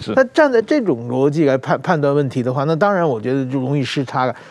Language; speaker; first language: Chinese; native; Chinese